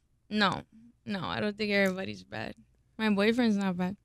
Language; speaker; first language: English; early bilingual, other home language; Spanish